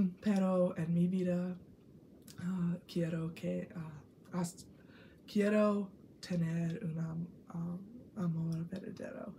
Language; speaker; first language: Spanish; non-native, learner; English